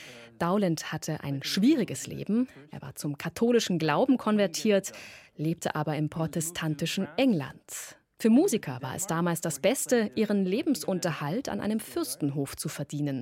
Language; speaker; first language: German; native; German